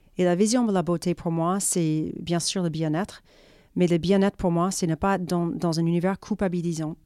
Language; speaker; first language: French; non-native, fluent; English